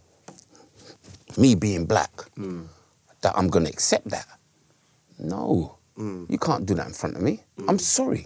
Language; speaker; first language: English; native; English